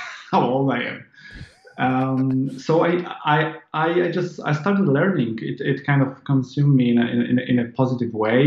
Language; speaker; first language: English; non-native, fluent; Polish